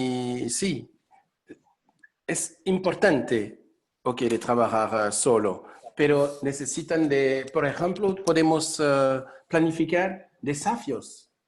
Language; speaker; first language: Spanish; non-native, fluent; French